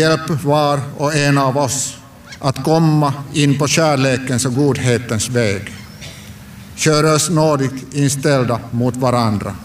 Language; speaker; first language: Swedish; non-native, local second language; Finnish